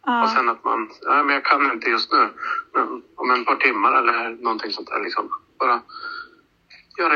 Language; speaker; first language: Swedish; native; Swedish